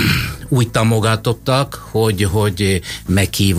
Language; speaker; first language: Hungarian; non-native, fluent; Italian